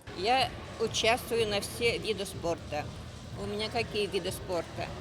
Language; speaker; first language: Russian; non-native, local second language; Tatar